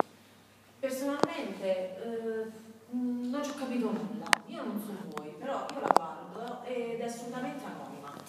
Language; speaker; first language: Italian; native; Italian